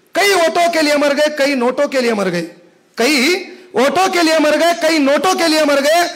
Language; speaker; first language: Hindi; non-native, local second language; Marathi